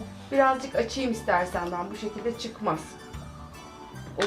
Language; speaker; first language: Turkish; native; Turkish